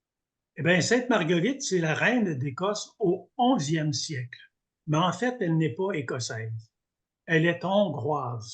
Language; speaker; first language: French; native; French